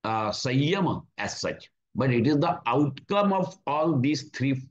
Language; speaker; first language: English; non-native, local second language; Marathi